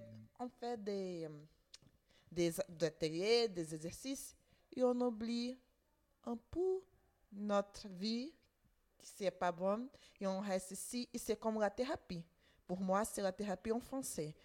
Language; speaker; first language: French; non-native, fluent; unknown